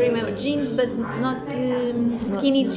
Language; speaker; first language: English; non-native, learner; Portuguese